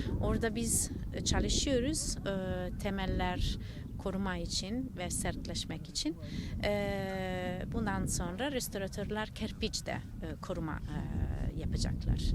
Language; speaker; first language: Turkish; non-native, learner; Italian